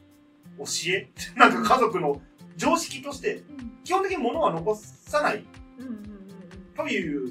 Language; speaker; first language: Japanese; native; Japanese